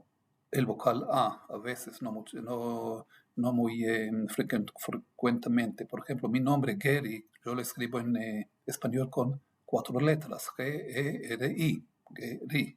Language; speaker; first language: Spanish; non-native, fluent; Hebrew